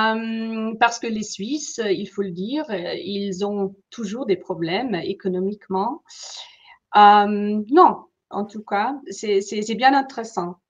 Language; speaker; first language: French; non-native, fluent; German